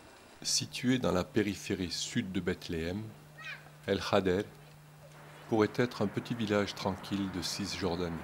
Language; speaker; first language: French; native; French